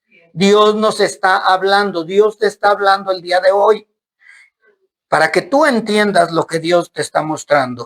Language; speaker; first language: Spanish; native; Spanish